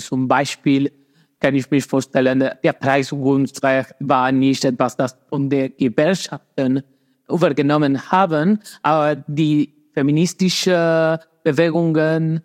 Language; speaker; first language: German; non-native, fluent; Spanish